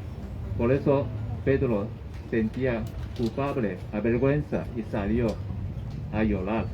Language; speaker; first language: Spanish; non-native, learner; Chinese